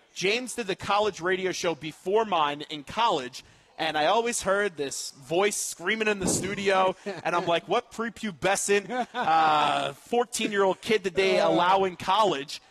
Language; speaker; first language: English; native; English